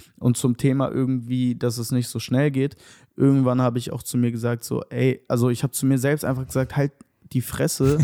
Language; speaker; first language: German; native; German